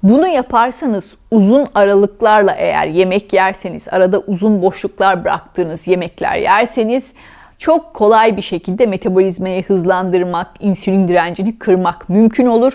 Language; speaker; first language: Turkish; native; Turkish